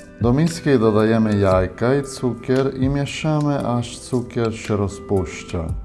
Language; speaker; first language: Polish; non-native, fluent; Italian